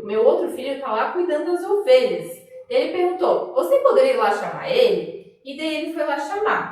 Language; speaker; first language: Portuguese; native; Portuguese